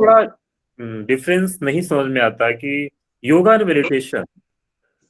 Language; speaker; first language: Hindi; native; Hindi